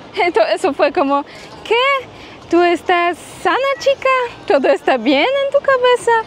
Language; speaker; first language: Spanish; non-native, fluent; Polish